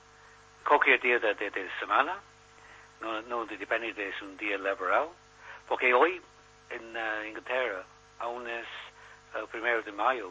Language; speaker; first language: Spanish; non-native, learner; English